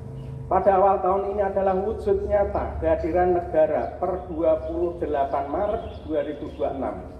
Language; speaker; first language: Indonesian; native; Indonesian